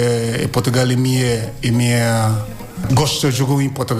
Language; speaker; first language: Portuguese; non-native, learner; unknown